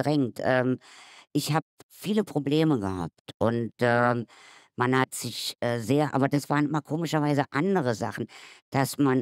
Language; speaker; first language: German; native; German